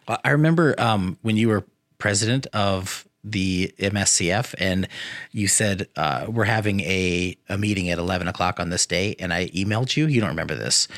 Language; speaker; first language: English; native; English